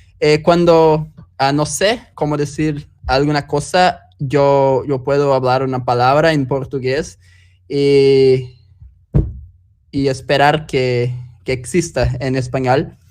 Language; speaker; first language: Spanish; non-native, learner; Portuguese